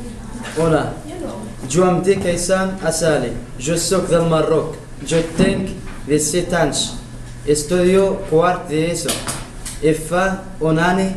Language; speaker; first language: Catalan; non-native, learner; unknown